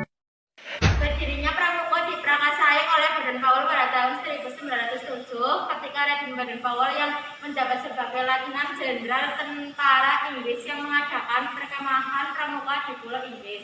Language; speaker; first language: Indonesian; native; Indonesian